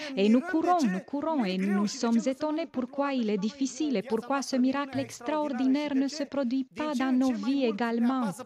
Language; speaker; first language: French; non-native, fluent; Romanian